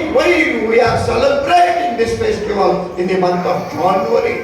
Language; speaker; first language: English; non-native, local second language; Telugu